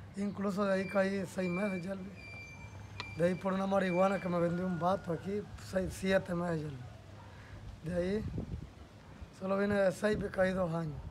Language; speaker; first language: Spanish; native; Spanish